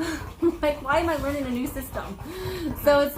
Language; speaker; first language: English; native; English